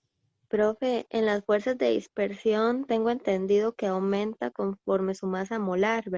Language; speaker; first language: Spanish; native; Spanish